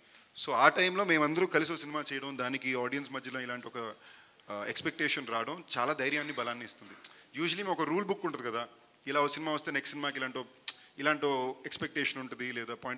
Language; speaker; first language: Telugu; native; Telugu